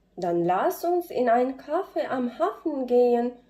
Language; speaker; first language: German; non-native, fluent; Ukrainian